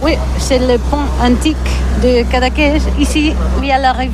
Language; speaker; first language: French; non-native, learner; Catalan